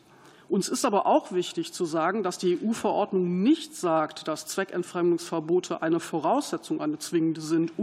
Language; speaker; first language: German; native; German